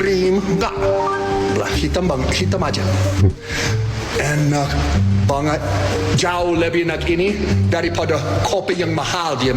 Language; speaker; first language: Indonesian; non-native, fluent; English